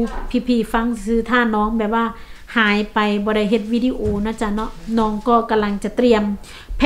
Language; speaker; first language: Thai; non-native, local second language; Lao